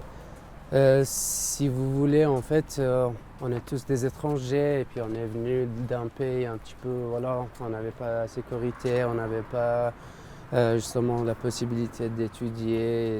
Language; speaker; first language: French; non-native, fluent; Persian